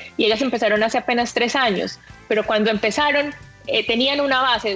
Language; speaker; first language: Spanish; native; Spanish